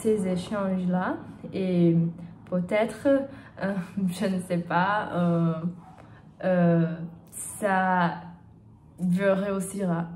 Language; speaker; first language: French; non-native, learner; Portuguese